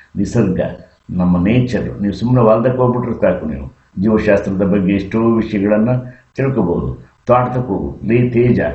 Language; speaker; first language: Kannada; native; Kannada